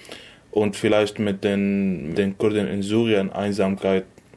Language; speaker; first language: German; non-native, fluent; Arabic